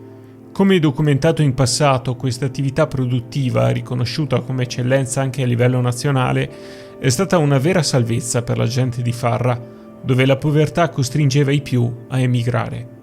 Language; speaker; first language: Italian; native; Italian